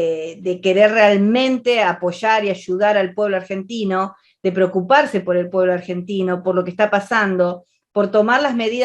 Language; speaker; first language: Spanish; native; Spanish